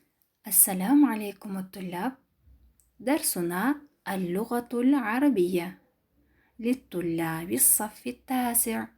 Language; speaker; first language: Arabic; non-native, learner; Kyrgyz